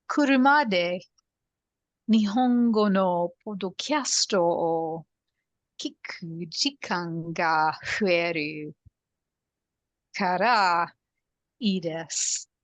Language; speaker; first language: Japanese; non-native, learner; English